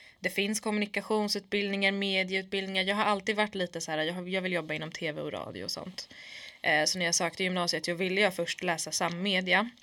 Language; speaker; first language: Swedish; early bilingual, other home language; Kurdish